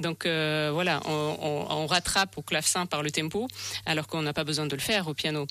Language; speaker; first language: French; non-native, fluent; Russian